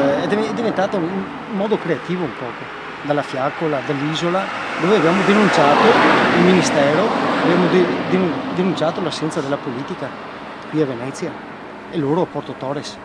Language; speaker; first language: Italian; native; Italian